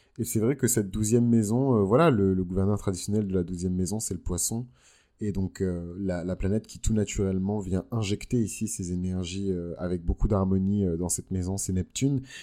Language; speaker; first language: French; native; French